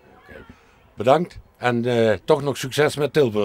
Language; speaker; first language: Dutch; native; Dutch